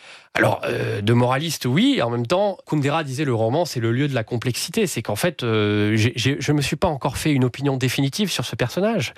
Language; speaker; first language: French; native; French